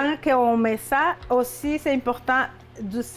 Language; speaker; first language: French; non-native, fluent; Spanish